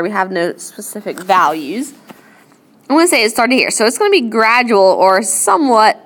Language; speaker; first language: English; native; English